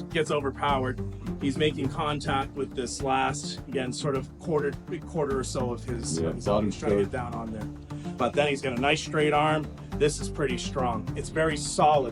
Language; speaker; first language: English; native; English